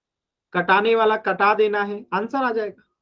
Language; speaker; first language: Hindi; native; Hindi